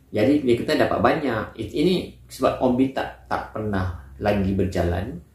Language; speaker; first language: Malay; native; Malay